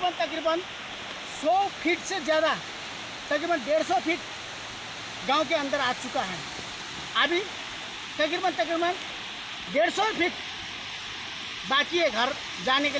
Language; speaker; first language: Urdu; non-native, local second language; Bangla